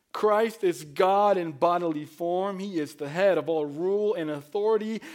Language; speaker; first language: English; non-native, fluent; Spanish